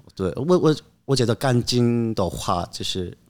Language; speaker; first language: Chinese; non-native, learner; Korean